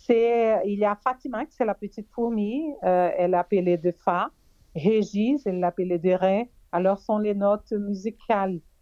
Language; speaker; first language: French; non-native, fluent; Portuguese